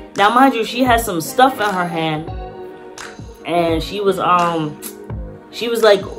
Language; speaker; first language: English; native; English